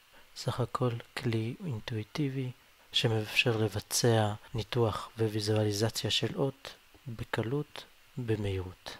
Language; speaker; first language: Hebrew; native; Hebrew